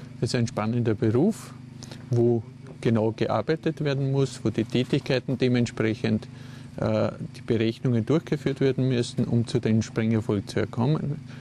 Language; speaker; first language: German; native; German